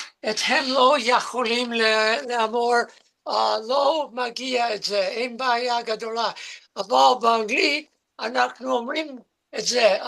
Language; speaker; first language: Hebrew; non-native, learner; English